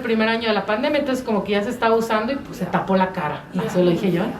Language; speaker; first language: Spanish; native; Spanish